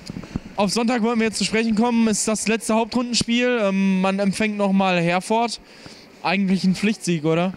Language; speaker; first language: German; native; German